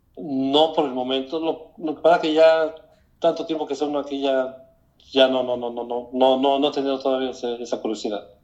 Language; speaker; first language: Spanish; native; Spanish